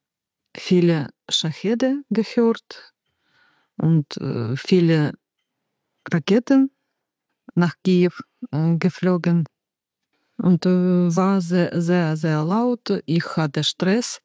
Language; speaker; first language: German; non-native, learner; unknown